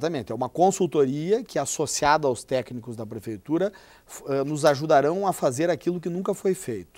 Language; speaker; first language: Portuguese; native; Portuguese